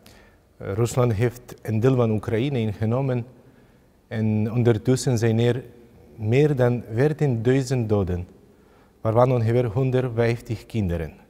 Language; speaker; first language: Dutch; non-native, fluent; Ukrainian